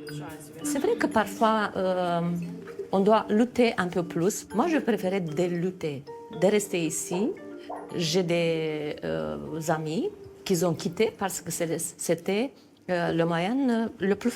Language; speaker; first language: French; non-native, fluent; Romanian